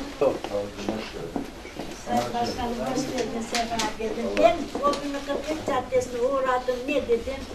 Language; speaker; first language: Turkish; native; Turkish